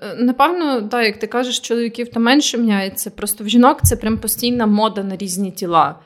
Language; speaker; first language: Ukrainian; native; Ukrainian